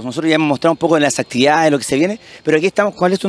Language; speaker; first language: Spanish; native; Spanish